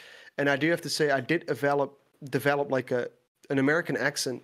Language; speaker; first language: English; non-native, fluent; Dutch